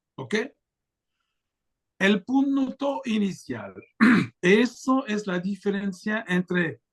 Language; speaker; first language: Spanish; non-native, fluent; French